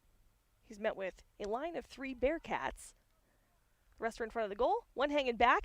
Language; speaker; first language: English; native; English